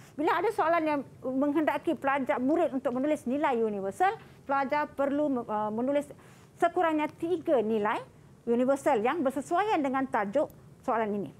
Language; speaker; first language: Malay; non-native, local second language; Tamil